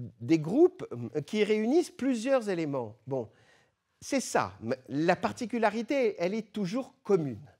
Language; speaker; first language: French; early bilingual, other home language; Arabic